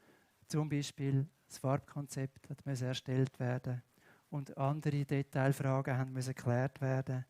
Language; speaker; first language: German; native; German